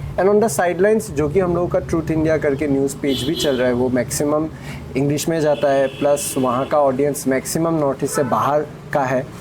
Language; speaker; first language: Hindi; non-native, local second language; Assamese